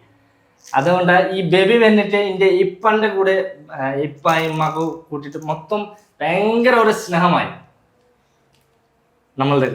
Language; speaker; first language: Malayalam; non-native, learner; Hindi